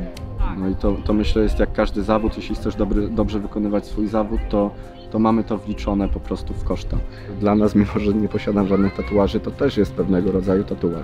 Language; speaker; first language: Polish; native; Polish